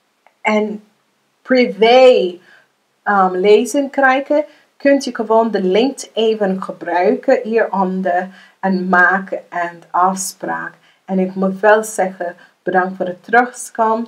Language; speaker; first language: Dutch; non-native, learner; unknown